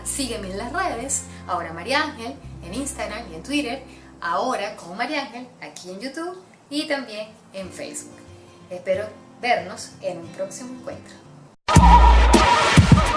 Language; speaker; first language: Spanish; native; Spanish